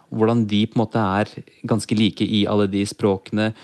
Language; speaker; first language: Norwegian; early bilingual, other home language; Urdu